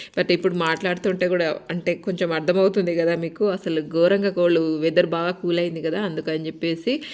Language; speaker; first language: Telugu; native; Telugu